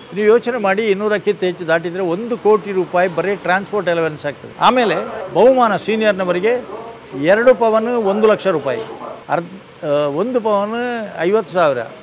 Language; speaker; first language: Kannada; non-native, local second language; Tulu